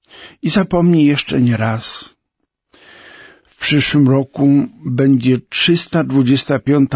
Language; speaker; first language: Polish; native; Polish